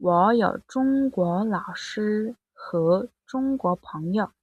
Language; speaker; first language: Chinese; non-native, fluent; Mongolian